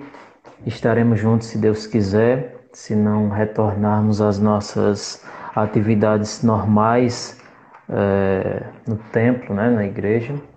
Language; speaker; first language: Portuguese; native; Portuguese